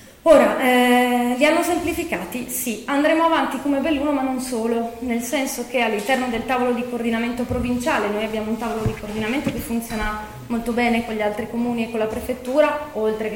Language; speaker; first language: Italian; native; Italian